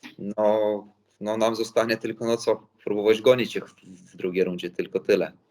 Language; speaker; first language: Polish; non-native, fluent; Latvian